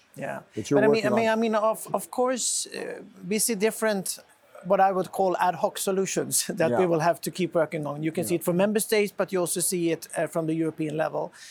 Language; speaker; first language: English; non-native, fluent; Swedish